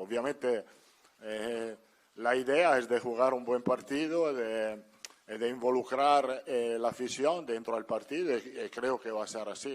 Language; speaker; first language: Spanish; non-native, fluent; Italian